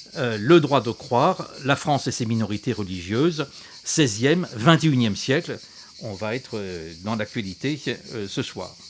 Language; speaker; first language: French; native; French